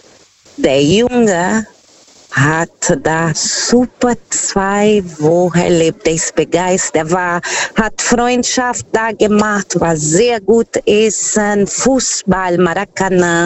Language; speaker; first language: German; non-native, fluent; Portuguese